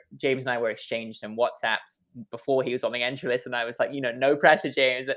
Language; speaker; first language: English; native; English